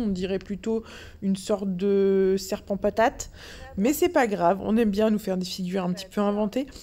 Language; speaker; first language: French; native; French